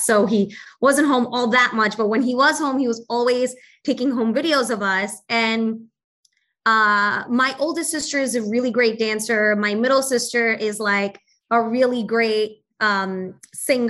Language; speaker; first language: English; native; English